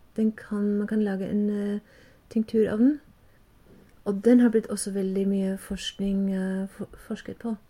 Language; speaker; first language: Norwegian; non-native, fluent; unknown